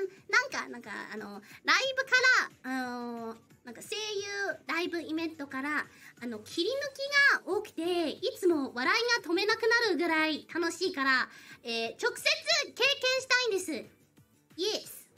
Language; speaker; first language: Japanese; non-native, learner; English